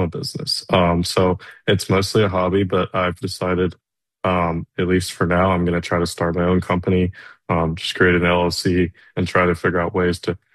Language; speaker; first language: English; native; English